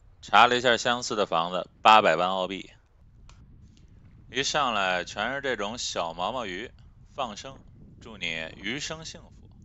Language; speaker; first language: Chinese; native; Chinese